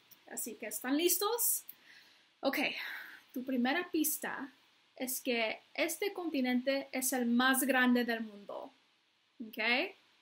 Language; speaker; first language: Spanish; non-native, fluent; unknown